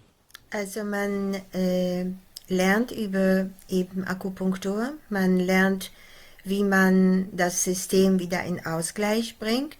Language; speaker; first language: German; non-native, fluent; Polish